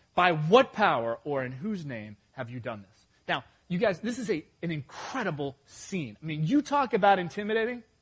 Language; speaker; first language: English; native; English